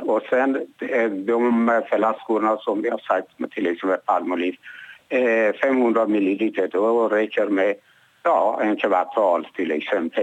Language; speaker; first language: Swedish; non-native, learner; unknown